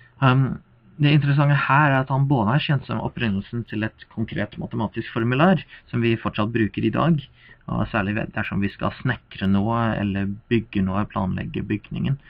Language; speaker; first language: Norwegian; non-native, fluent; English